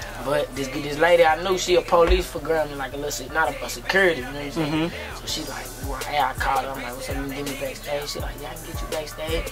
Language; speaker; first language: English; native; English